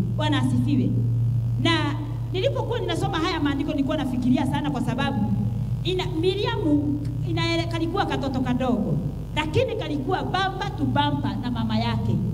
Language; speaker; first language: Swahili; non-native, local second language; Kikuyu